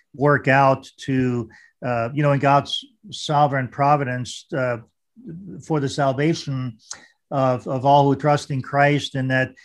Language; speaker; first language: English; non-native, fluent; German